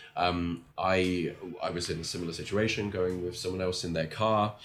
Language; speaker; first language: English; native; English